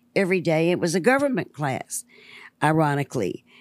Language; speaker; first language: English; native; English